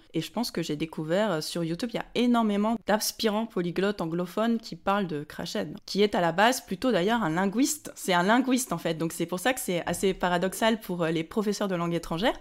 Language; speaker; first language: French; native; French